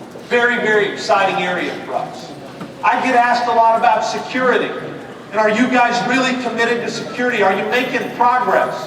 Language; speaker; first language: English; native; English